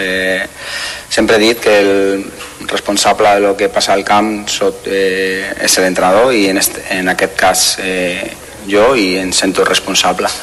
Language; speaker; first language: Catalan; non-native, learner; Spanish